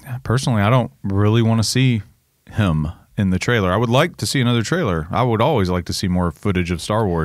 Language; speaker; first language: English; native; English